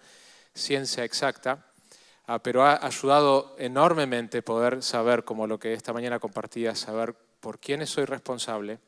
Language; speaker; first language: Spanish; native; Spanish